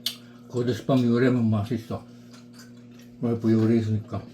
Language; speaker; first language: Korean; non-native, learner; Filipino